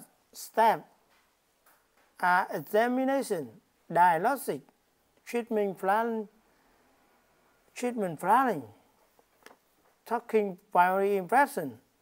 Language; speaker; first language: English; non-native, learner; Vietnamese